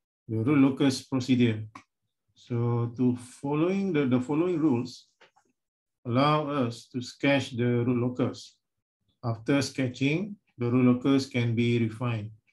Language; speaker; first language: English; non-native, local second language; Malay